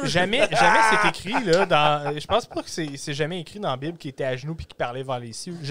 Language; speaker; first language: French; native; French